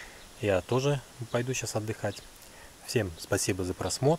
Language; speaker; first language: Russian; native; Russian